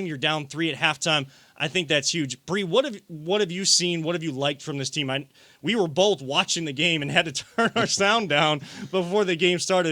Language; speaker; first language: English; native; English